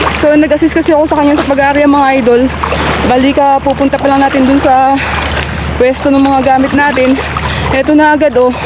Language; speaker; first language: Filipino; native; Filipino